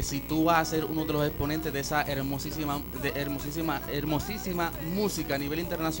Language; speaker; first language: Spanish; native; Spanish